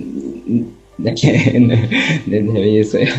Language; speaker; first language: Korean; non-native, learner; Chinese